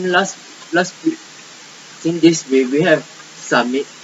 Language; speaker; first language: English; non-native, local second language; Malay